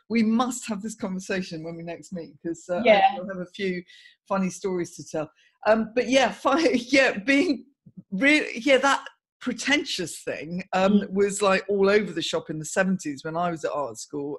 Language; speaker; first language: English; native; English